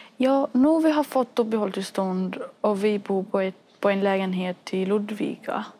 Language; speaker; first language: Swedish; non-native, fluent; Arabic